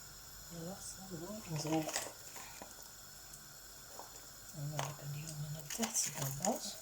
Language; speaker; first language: Arabic; native; Arabic